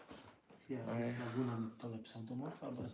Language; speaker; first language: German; non-native, learner; Polish